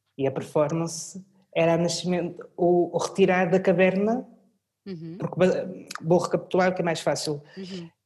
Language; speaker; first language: Portuguese; early bilingual, other home language; French